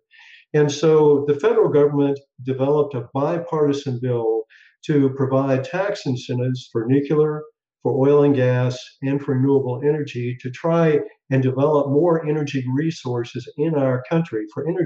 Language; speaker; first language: English; native; English